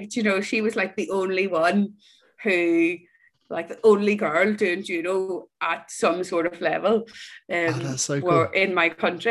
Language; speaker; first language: English; native; English